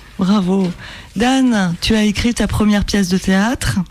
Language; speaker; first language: French; native; French